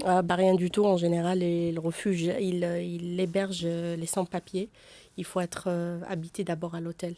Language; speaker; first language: French; non-native, local second language; Arabic